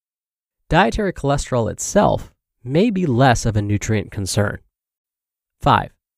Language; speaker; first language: English; native; English